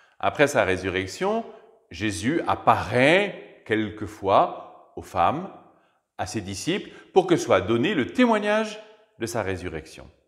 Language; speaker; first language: French; native; French